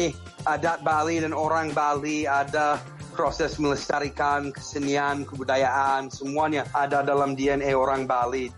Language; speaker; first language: Indonesian; non-native, fluent; English